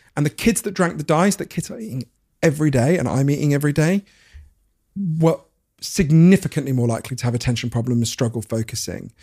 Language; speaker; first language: English; native; English